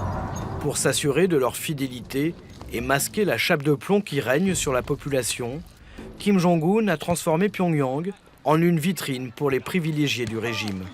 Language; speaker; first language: French; native; French